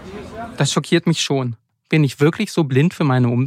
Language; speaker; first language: German; native; German